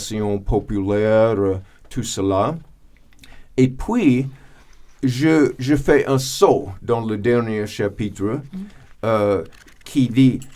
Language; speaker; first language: French; non-native, fluent; English